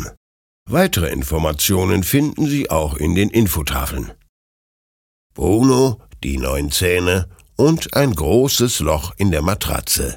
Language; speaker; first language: German; native; German